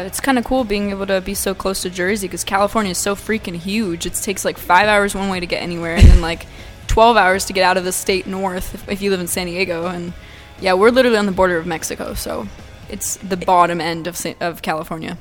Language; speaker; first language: English; early bilingual, other home language; Russian